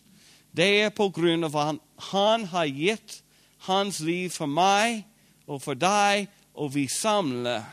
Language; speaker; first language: Norwegian; non-native, fluent; English